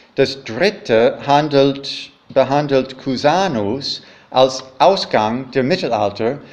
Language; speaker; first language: German; non-native, fluent; English